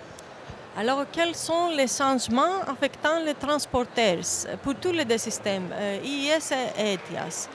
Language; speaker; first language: French; non-native, fluent; Greek